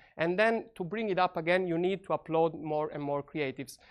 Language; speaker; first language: English; non-native, fluent; Italian